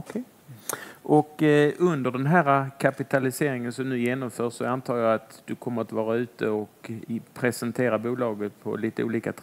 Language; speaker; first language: Swedish; native; Swedish